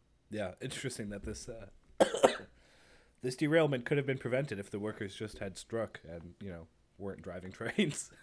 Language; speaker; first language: English; native; English